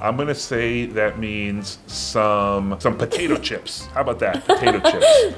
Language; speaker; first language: English; native; English